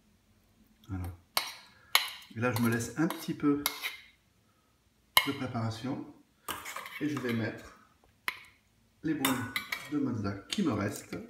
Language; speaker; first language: French; native; French